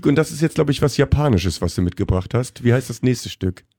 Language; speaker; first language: German; native; German